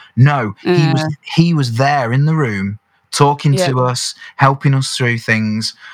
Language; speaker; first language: English; native; English